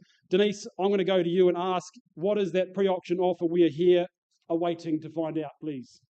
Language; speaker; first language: English; native; English